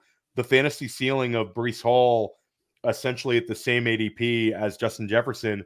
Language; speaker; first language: English; native; English